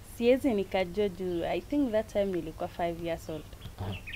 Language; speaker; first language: Swahili; non-native, local second language; Kalenjin